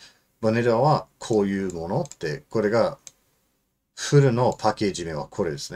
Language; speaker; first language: Japanese; non-native, fluent; English